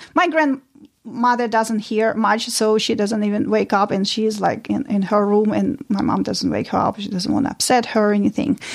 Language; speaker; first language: English; non-native, fluent; Ukrainian